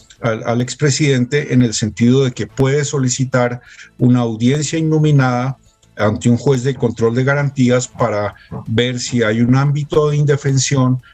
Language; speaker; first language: Spanish; native; Spanish